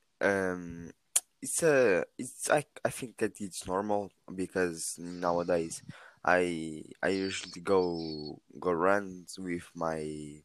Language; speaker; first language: English; non-native, learner; Portuguese